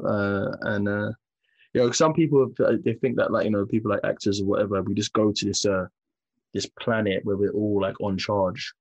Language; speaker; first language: English; native; English